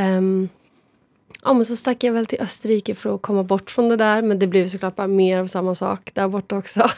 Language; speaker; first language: Swedish; native; Swedish